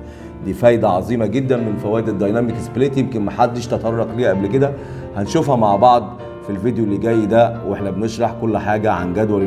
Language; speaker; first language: Arabic; native; Arabic